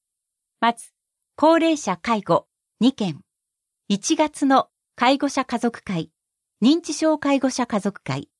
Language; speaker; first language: Japanese; native; Japanese